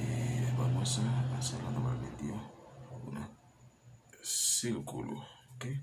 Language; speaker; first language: Spanish; non-native, learner; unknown